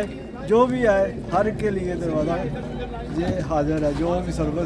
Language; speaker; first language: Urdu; non-native, local second language; Punjabi